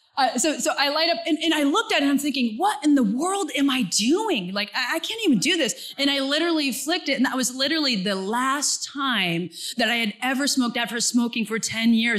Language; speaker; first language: English; native; English